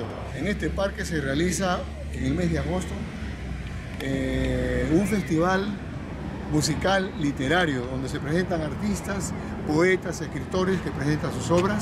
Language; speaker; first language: Spanish; native; Spanish